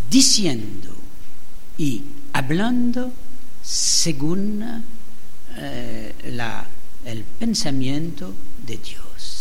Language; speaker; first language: Spanish; non-native, learner; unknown